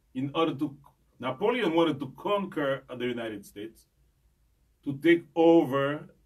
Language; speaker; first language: English; non-native, fluent; Haitian Creole